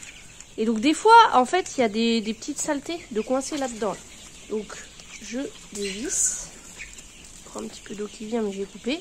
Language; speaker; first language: French; native; French